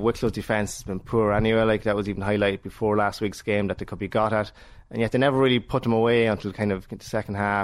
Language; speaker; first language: English; native; English